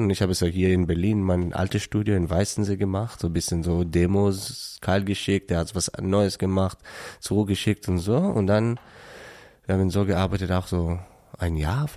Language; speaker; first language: German; non-native, learner; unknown